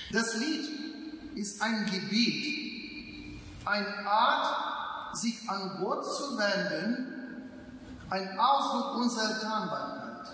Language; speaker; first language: German; non-native, fluent; Ukrainian